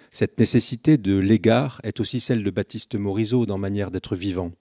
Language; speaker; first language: French; native; French